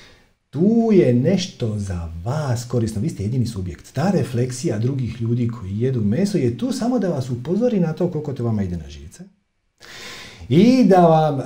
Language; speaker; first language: Croatian; native; Croatian